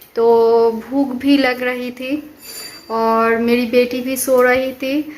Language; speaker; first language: Hindi; non-native, local second language; Bangla